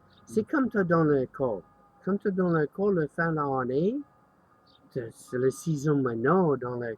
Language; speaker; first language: French; non-native, learner; English